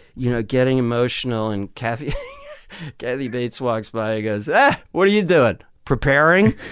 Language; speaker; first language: English; native; English